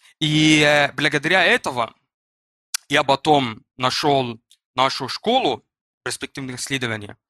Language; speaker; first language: Russian; non-native, learner; Arabic